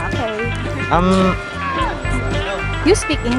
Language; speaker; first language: English; non-native, local second language; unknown